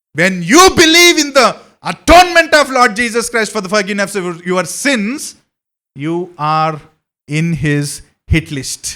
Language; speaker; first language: English; non-native, local second language; Telugu